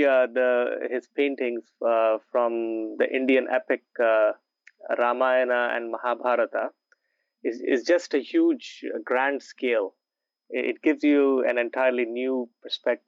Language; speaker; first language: English; non-native, local second language; Urdu